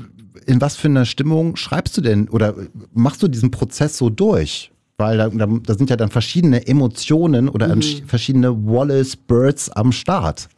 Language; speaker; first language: German; native; German